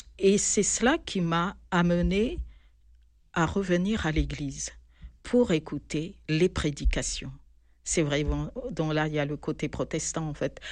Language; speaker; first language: French; non-native, local second language; Malagasy